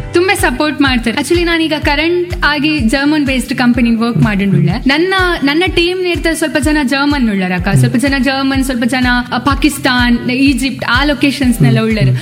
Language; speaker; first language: Kannada; non-native, local second language; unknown